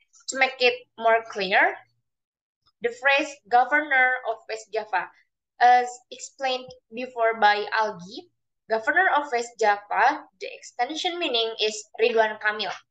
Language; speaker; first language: English; non-native, fluent; Indonesian